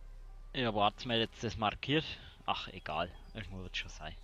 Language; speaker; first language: German; native; German